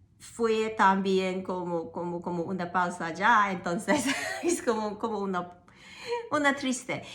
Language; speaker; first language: Spanish; non-native, learner; Cantonese